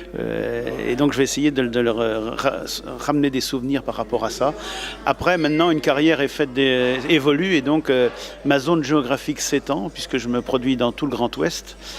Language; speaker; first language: French; native; French